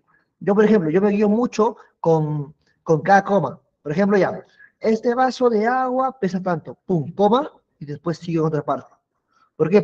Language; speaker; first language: Spanish; native; Spanish